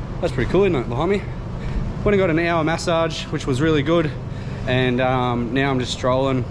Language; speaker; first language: English; native; English